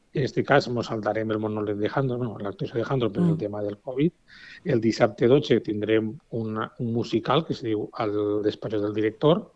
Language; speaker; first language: Catalan; native; Catalan